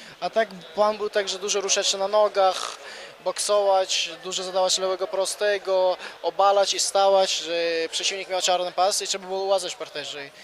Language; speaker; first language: Polish; non-native, fluent; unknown